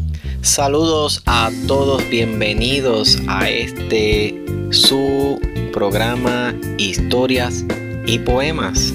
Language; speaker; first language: Spanish; native; Spanish